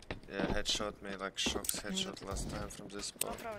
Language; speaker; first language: English; non-native, fluent; Russian